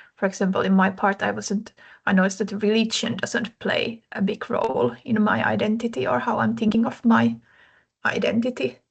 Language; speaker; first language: English; non-native, fluent; Finnish